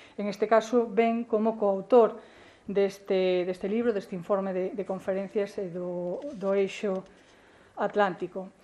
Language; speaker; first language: Galician; native; Galician